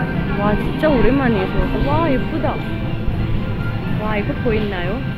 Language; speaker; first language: Korean; non-native, learner; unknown